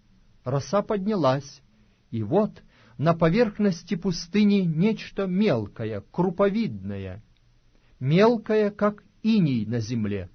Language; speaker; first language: Russian; native; Russian